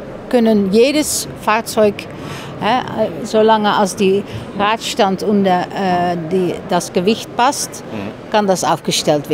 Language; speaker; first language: German; non-native, fluent; Dutch